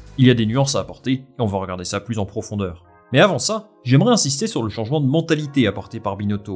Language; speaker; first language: French; native; French